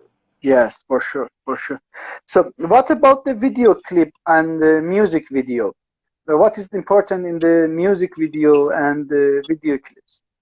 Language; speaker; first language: English; non-native, learner; Persian